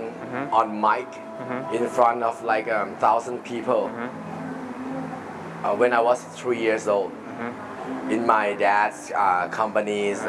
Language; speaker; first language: English; non-native, fluent; Thai